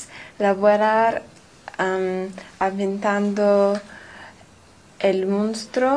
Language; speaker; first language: Spanish; non-native, learner; English